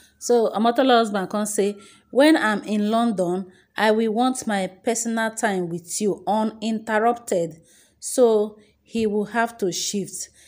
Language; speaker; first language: Nigerian Pidgin; non-native, local second language; Yoruba